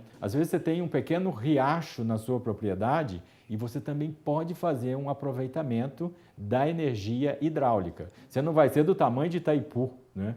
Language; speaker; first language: Portuguese; native; Portuguese